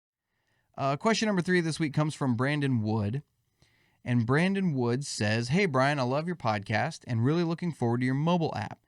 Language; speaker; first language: English; native; English